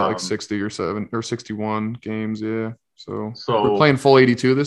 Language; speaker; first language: English; native; English